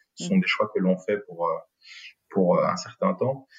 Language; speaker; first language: French; native; French